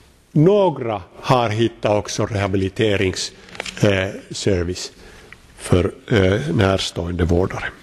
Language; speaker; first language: Swedish; non-native, local second language; Finnish